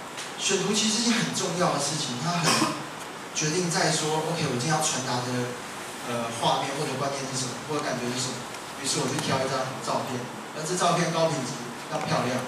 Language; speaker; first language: Chinese; native; Chinese